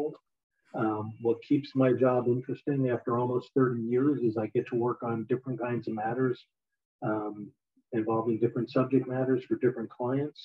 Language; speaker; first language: English; native; English